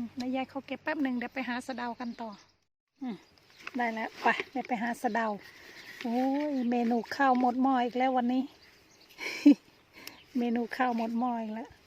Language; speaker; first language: Thai; native; Thai